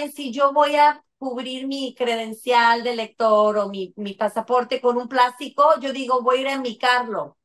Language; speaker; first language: Spanish; native; Spanish